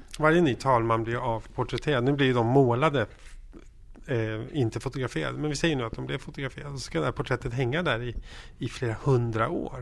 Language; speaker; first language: Swedish; native; Swedish